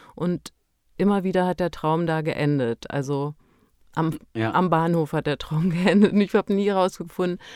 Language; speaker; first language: German; early bilingual, other home language; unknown